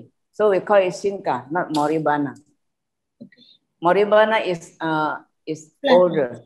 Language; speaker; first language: English; non-native, learner; Indonesian